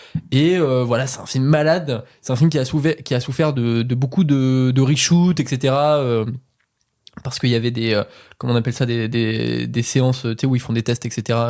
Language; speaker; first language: French; native; French